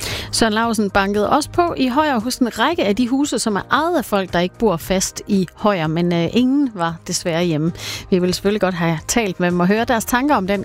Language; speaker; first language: Danish; native; Danish